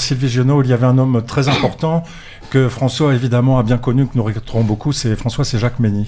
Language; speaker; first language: French; native; French